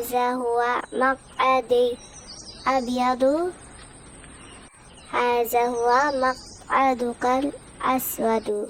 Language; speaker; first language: Arabic; non-native, learner; Urdu